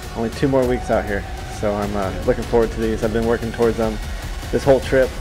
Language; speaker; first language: English; native; English